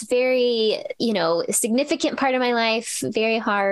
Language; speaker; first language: English; native; English